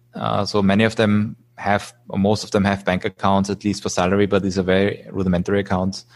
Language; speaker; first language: English; non-native, fluent; German